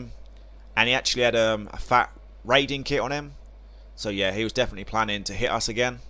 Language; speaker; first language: English; native; English